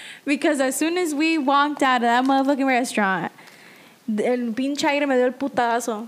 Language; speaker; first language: English; early bilingual, other home language; Spanish